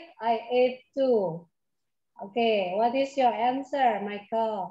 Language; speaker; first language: English; non-native, fluent; Indonesian